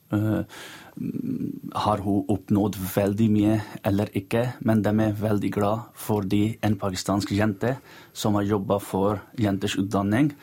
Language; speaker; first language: Norwegian; non-native, fluent; Urdu